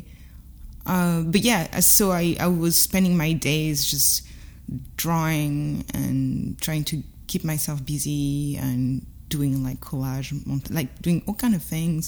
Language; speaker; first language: English; non-native, fluent; French